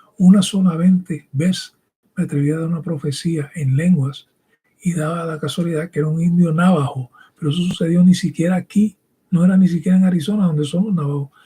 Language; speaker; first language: Spanish; early bilingual, heritage; Spanish